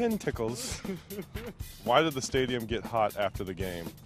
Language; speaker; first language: English; native; English